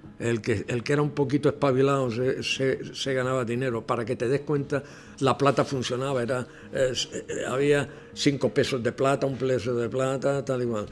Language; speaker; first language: Spanish; non-native, local second language; Catalan